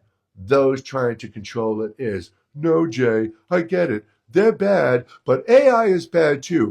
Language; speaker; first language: English; native; English